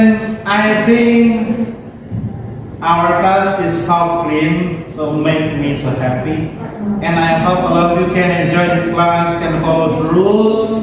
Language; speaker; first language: English; non-native, fluent; Indonesian